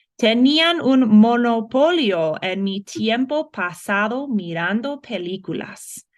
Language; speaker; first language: Spanish; non-native, fluent; English